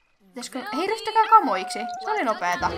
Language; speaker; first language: Finnish; native; Finnish